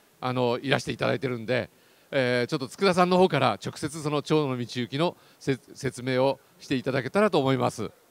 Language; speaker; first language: Japanese; native; Japanese